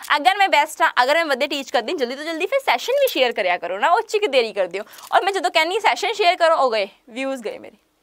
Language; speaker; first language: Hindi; non-native, local second language; Punjabi